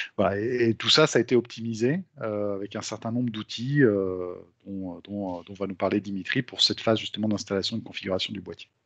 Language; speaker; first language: French; native; French